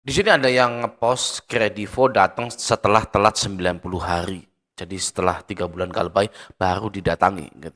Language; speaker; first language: Indonesian; native; Indonesian